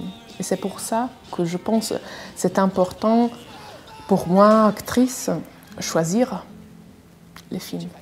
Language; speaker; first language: French; non-native, fluent; Italian